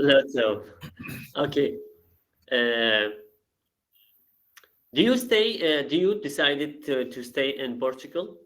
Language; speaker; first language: English; non-native, learner; Arabic